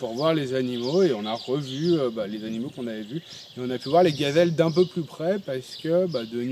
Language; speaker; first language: French; native; French